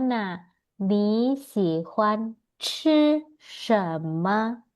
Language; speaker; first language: Chinese; non-native, fluent; Indonesian